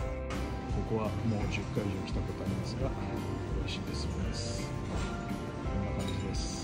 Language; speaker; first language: Japanese; native; Japanese